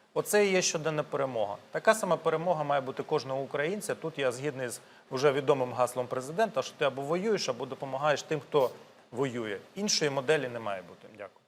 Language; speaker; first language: Ukrainian; non-native, local second language; Russian